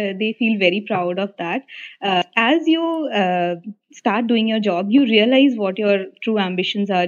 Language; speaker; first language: English; non-native, local second language; Hindi